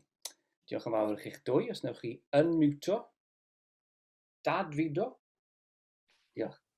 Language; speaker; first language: Welsh; native; Welsh